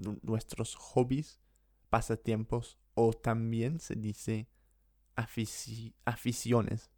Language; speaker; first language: Spanish; non-native, fluent; English